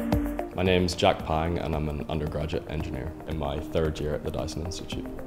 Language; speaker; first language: English; native; English